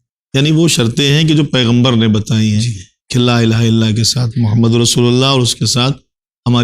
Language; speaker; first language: Urdu; native; Urdu